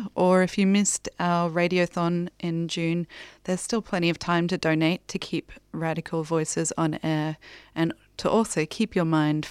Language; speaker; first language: English; native; English